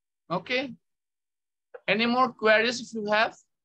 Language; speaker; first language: English; non-native, local second language; Bangla